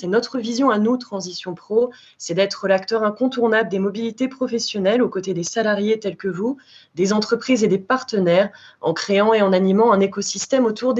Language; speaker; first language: French; native; French